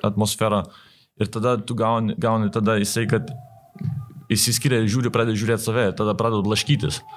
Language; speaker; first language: Lithuanian; native; Lithuanian